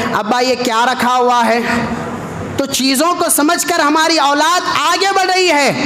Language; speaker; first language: Urdu; native; Urdu